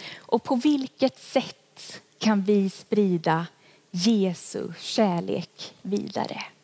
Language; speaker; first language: Swedish; native; Swedish